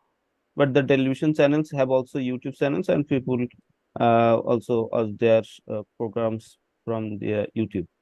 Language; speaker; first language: English; non-native, learner; Bangla